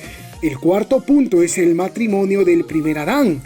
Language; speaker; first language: Spanish; native; Spanish